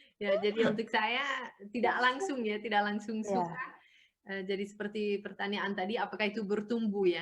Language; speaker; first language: Indonesian; non-native, fluent; Dutch